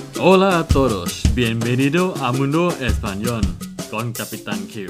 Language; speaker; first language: Spanish; non-native, learner; Thai